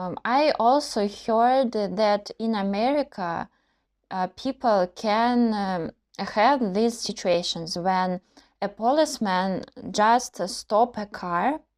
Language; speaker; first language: English; non-native, learner; Russian